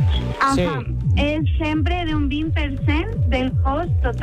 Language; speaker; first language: Catalan; non-native, local second language; Spanish